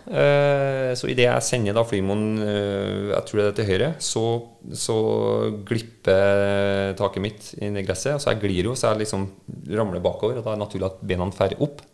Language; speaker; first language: Norwegian; native; Norwegian